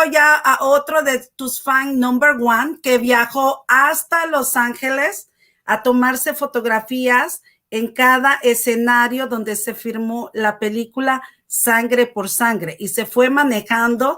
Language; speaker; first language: Spanish; native; Spanish